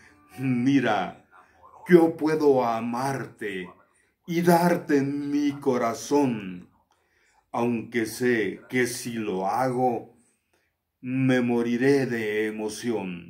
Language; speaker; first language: Spanish; native; Spanish